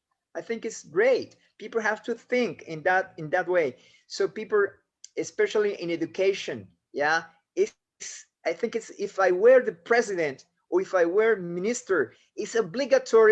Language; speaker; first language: English; non-native, fluent; Spanish